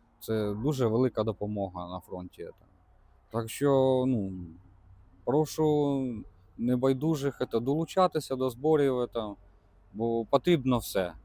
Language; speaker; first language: Ukrainian; non-native, local second language; Russian